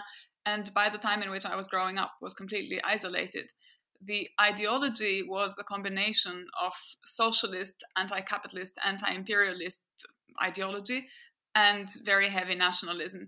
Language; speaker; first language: English; non-native, fluent; French